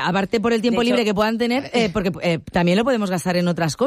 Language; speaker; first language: Spanish; native; Spanish